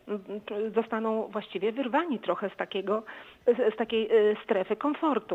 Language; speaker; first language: Polish; native; Polish